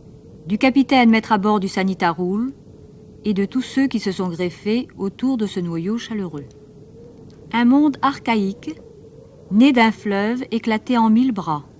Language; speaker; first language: French; native; French